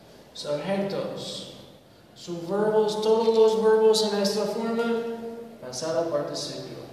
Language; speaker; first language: Spanish; non-native, learner; English